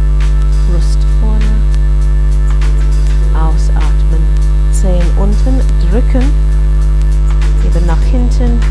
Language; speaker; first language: German; non-native, learner; English